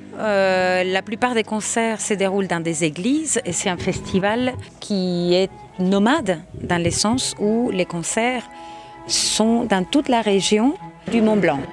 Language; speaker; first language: French; non-native, fluent; Spanish